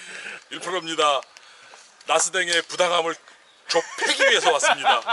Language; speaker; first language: Korean; native; Korean